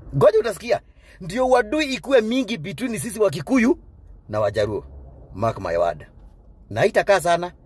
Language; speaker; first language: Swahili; native; Swahili